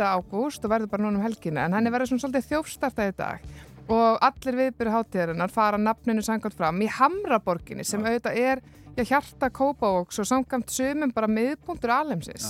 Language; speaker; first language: Icelandic; native; Icelandic